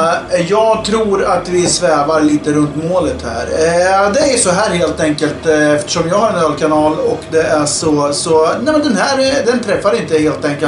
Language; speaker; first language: Swedish; native; Swedish